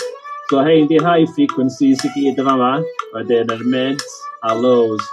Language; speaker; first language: Welsh; native; Welsh